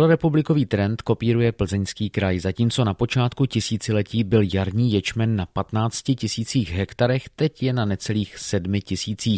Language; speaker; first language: Czech; native; Czech